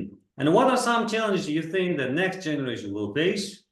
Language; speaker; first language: English; non-native, fluent; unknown